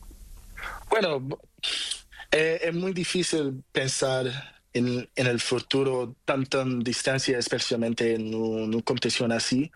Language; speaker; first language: Spanish; non-native, learner; Portuguese